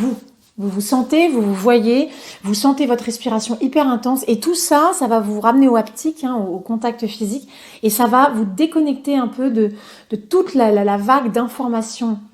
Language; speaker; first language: French; native; French